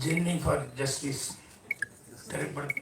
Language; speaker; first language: Tamil; native; Tamil